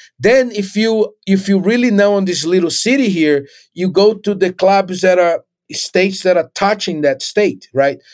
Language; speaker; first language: English; non-native, fluent; Portuguese